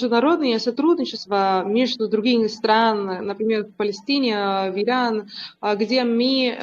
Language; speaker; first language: Russian; non-native, learner; Spanish